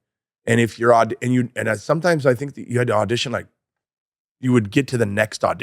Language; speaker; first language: English; native; English